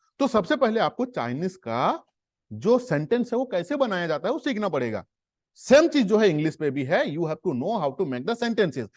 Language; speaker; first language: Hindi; native; Hindi